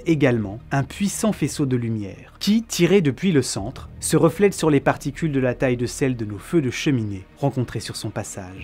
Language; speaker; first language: French; native; French